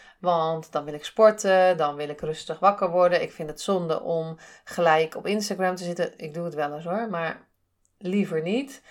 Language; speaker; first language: Dutch; native; Dutch